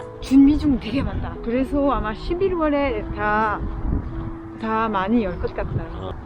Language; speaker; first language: Korean; non-native, learner; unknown